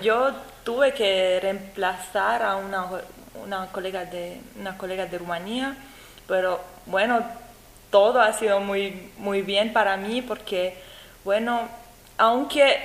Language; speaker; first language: Spanish; non-native, learner; Romanian